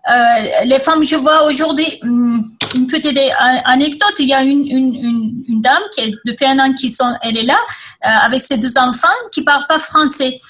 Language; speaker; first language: French; non-native, fluent; Kurdish